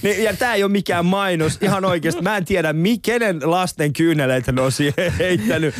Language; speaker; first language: Finnish; early bilingual, other home language; Persian